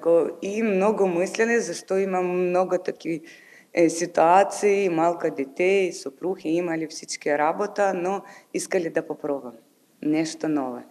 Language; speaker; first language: Bulgarian; non-native, learner; Ukrainian